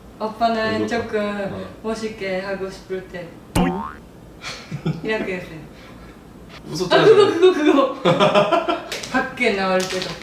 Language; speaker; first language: Korean; non-native, learner; Japanese